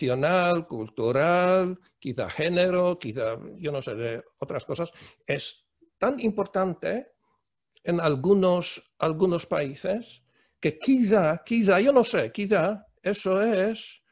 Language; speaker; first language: Spanish; non-native, fluent; Polish